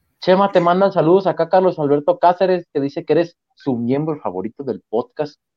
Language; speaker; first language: Spanish; native; Spanish